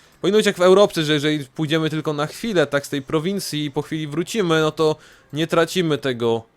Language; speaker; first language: Polish; native; Polish